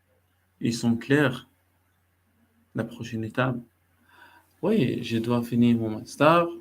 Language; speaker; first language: French; non-native, learner; Arabic